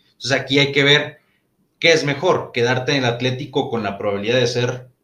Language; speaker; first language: Spanish; native; Spanish